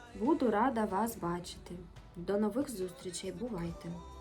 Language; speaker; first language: Ukrainian; native; Ukrainian